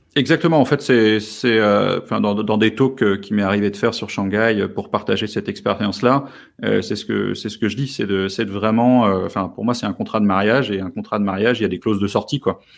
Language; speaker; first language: French; native; French